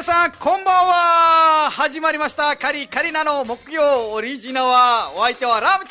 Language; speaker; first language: Japanese; non-native, fluent; Nepali